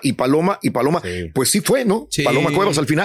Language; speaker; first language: Spanish; native; Spanish